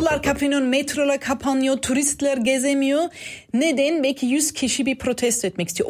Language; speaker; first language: Turkish; non-native, fluent; German